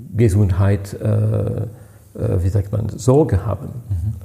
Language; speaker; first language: German; non-native, fluent; French